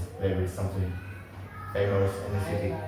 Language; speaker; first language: English; non-native, learner; Vietnamese